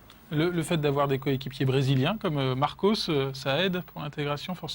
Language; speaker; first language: French; native; French